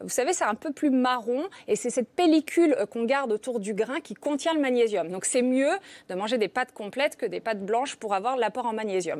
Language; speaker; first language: French; native; French